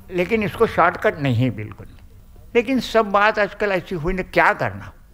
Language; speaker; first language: Hindi; non-native, local second language; Marathi